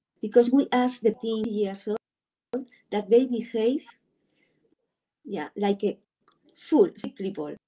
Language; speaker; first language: English; non-native, learner; Spanish